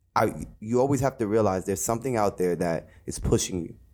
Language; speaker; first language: English; native; English